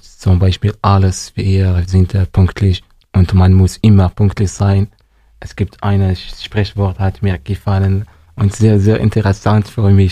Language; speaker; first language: German; non-native, learner; Arabic